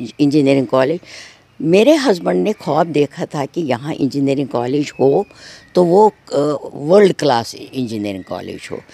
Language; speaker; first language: Urdu; non-native, local second language; Kashmiri